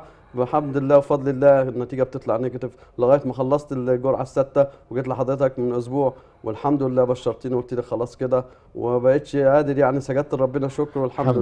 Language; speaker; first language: Arabic; native; Arabic